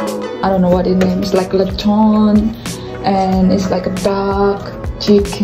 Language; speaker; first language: English; non-native, learner; Indonesian